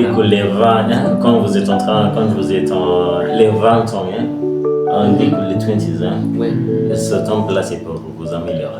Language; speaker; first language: French; non-native, learner; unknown